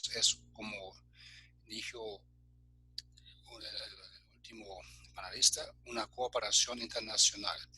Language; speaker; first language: Spanish; non-native, fluent; German